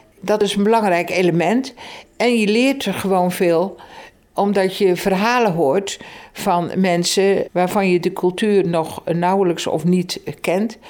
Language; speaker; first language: Dutch; native; Dutch